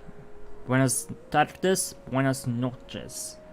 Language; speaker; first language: Spanish; non-native, learner; English